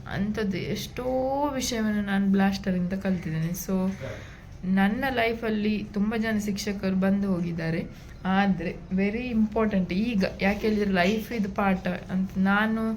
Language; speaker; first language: Kannada; non-native, local second language; Tulu